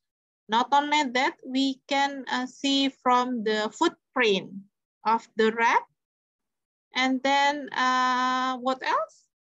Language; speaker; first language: English; non-native, fluent; Indonesian